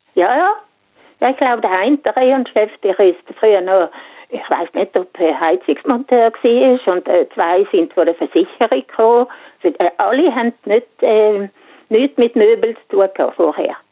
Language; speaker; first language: German; non-native, fluent; Swedish